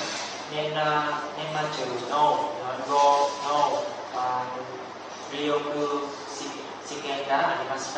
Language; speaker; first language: Japanese; non-native, learner; Vietnamese